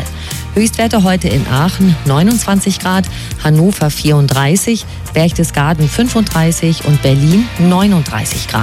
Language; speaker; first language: German; native; German